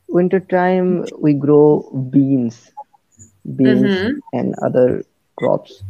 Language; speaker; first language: English; non-native, local second language; Hindi